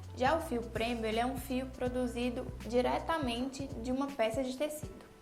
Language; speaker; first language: Portuguese; native; Portuguese